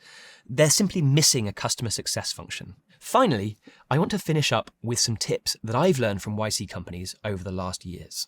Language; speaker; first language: English; native; English